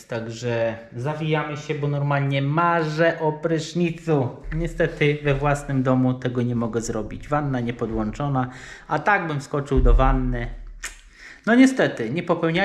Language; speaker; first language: Polish; native; Polish